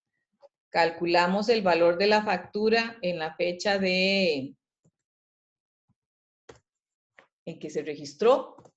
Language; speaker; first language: Spanish; native; Spanish